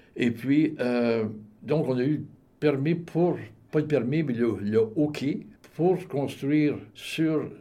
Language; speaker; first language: French; native; French